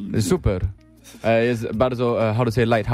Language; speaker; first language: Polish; non-native, learner; English